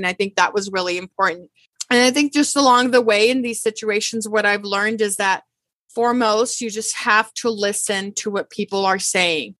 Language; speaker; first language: English; early bilingual, other home language; Spanish